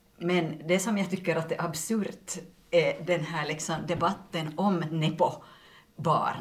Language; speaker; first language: Swedish; native; Swedish